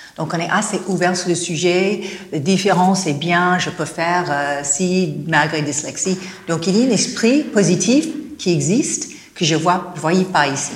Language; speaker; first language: French; non-native, fluent; English